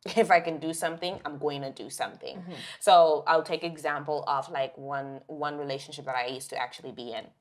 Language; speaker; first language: English; non-native, local second language; Shona